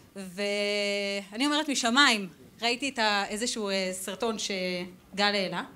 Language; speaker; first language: Hebrew; native; Hebrew